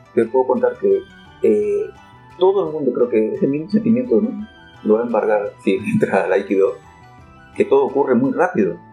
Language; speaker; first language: Spanish; native; Spanish